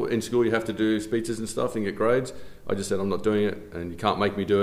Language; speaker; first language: English; native; English